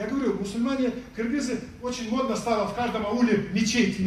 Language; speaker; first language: Russian; native; Russian